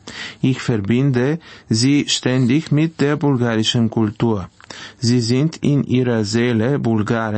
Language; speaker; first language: German; non-native, fluent; Bulgarian